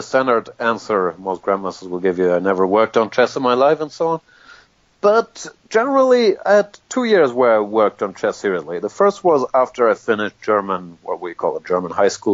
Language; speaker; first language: English; non-native, fluent; German